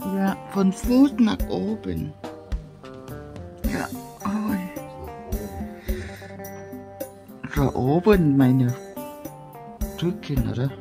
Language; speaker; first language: German; non-native, learner; Thai